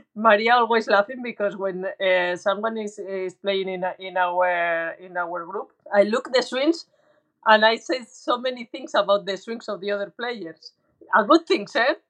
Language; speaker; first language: English; non-native, learner; Spanish